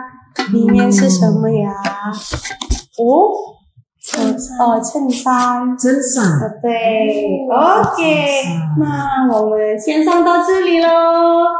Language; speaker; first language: Chinese; non-native, fluent; Indonesian